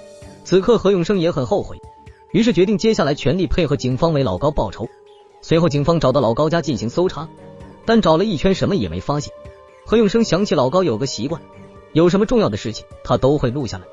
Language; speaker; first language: Chinese; native; Chinese